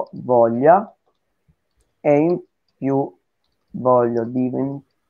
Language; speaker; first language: Italian; native; Italian